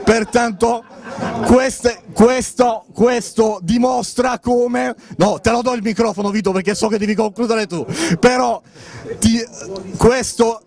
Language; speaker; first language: Italian; native; Italian